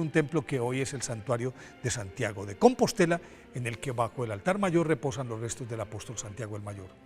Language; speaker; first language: Spanish; native; Spanish